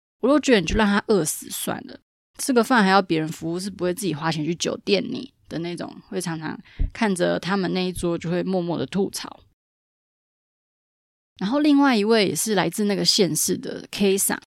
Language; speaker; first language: Chinese; native; Chinese